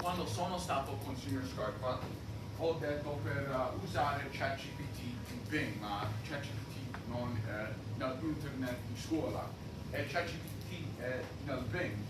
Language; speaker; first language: Italian; non-native, learner; English